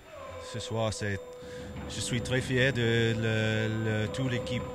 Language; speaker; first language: French; non-native, learner; English